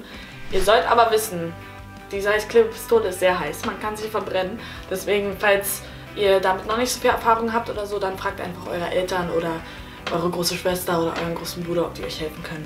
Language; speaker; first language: German; native; German